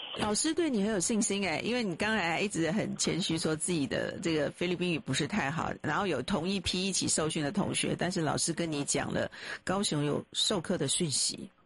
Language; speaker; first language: Chinese; native; Chinese